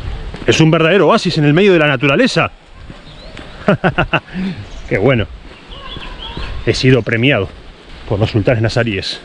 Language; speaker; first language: Spanish; native; Spanish